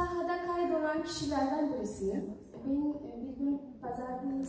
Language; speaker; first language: Turkish; non-native, learner; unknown